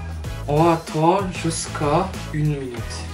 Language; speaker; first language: French; non-native, learner; German